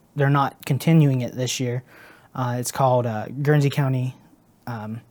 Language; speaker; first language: English; native; English